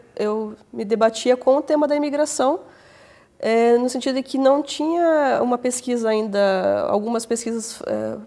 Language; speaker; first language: Portuguese; native; Portuguese